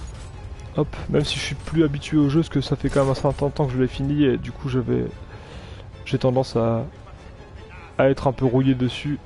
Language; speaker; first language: French; native; French